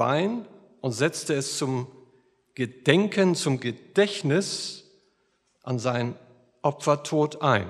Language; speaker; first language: German; native; German